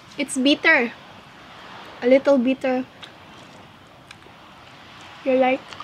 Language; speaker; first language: English; non-native, learner; Cebuano